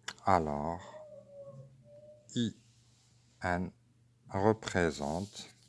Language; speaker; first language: French; native; French